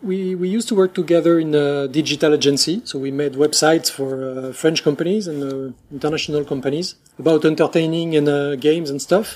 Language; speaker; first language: English; non-native, fluent; French